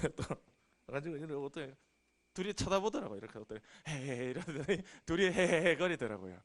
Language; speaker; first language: Korean; native; Korean